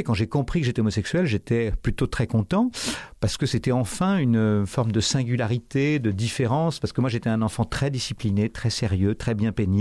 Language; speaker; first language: French; native; French